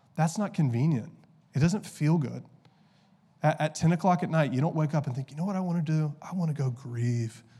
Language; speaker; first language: English; native; English